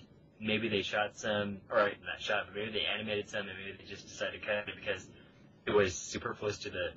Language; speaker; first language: English; native; English